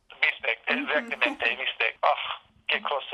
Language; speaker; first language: Spanish; non-native, learner; English